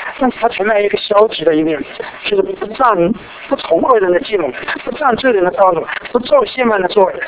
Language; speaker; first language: Chinese; native; Chinese